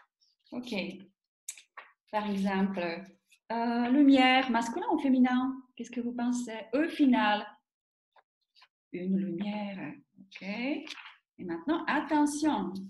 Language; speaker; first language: French; non-native, fluent; Slovak